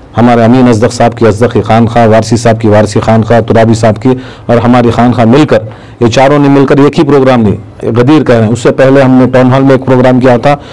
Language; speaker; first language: Urdu; native; Urdu